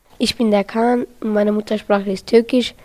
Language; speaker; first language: German; early bilingual, other home language; Turkish